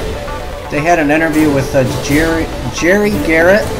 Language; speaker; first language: English; native; English